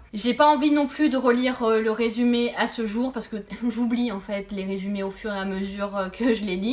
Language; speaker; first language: French; native; French